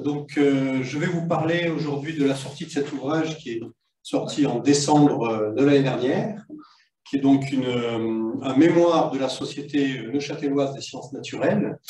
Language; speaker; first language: French; native; French